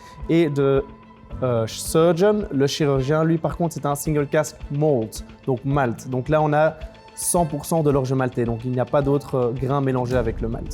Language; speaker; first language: French; native; French